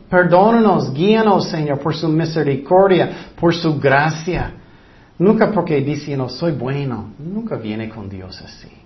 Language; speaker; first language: Spanish; non-native, fluent; English